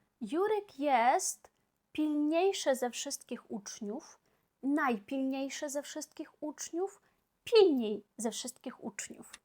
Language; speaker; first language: Polish; non-native, fluent; Ukrainian